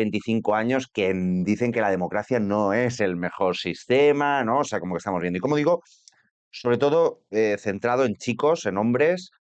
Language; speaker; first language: Spanish; native; Spanish